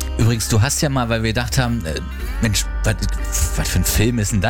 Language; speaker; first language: German; native; German